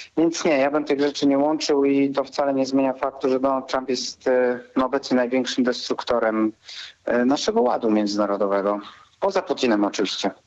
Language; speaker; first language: Polish; native; Polish